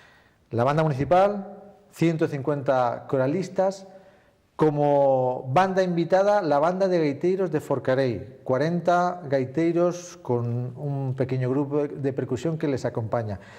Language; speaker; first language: Spanish; native; Spanish